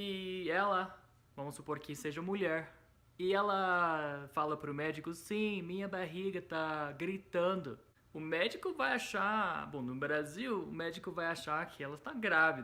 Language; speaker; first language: Portuguese; non-native, fluent; English